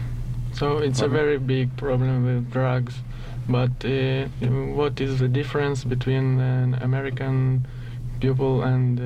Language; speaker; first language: English; non-native, learner; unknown